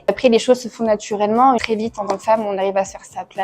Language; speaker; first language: French; native; French